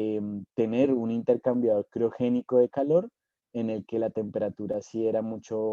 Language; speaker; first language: Spanish; native; Spanish